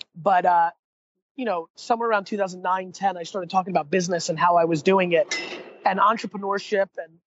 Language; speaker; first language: English; native; English